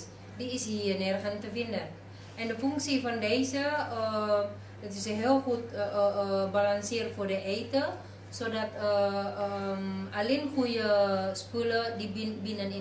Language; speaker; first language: Dutch; non-native, learner; Indonesian